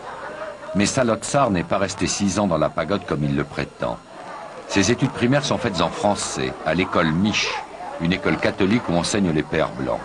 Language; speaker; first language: French; native; French